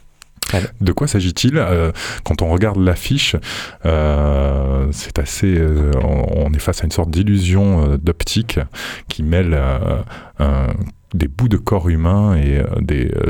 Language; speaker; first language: French; native; French